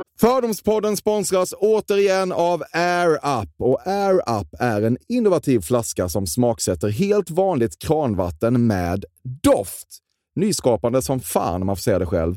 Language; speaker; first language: Swedish; native; Swedish